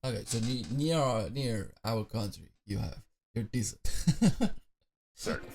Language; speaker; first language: English; non-native, fluent; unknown